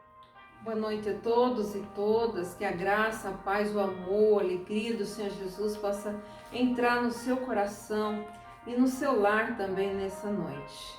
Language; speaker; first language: Portuguese; native; Portuguese